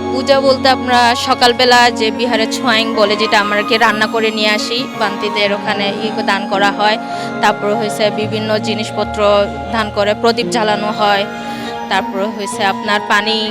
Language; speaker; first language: Bangla; non-native, local second language; Marma